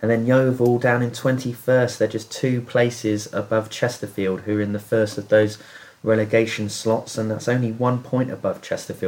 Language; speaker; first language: English; native; English